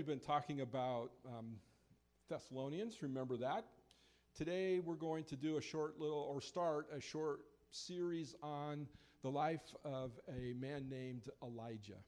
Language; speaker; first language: English; native; English